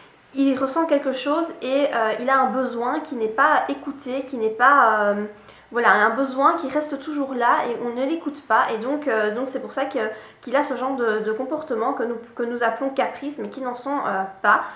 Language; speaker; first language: French; native; French